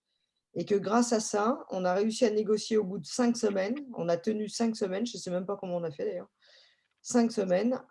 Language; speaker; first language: French; native; French